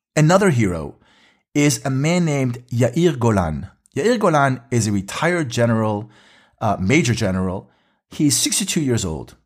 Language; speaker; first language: English; early bilingual, other home language; Hebrew